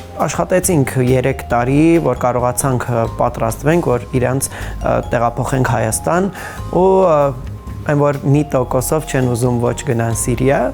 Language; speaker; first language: Armenian; native; Armenian